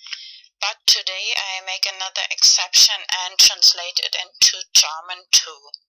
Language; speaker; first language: English; non-native, fluent; Spanish